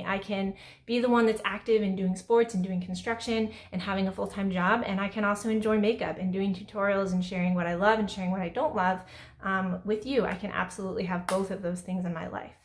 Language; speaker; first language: English; native; English